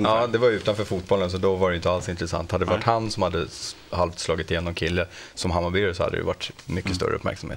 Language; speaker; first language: Swedish; native; Swedish